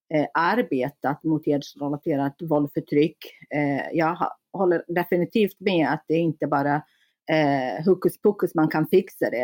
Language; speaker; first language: Swedish; non-native, fluent; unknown